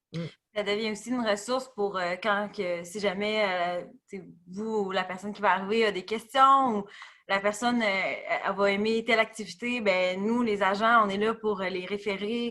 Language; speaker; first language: French; native; French